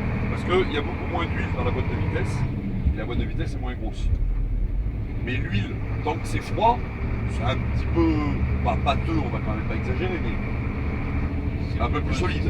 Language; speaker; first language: French; native; French